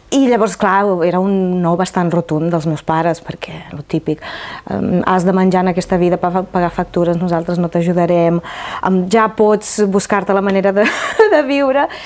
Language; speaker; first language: Catalan; non-native, fluent; Romanian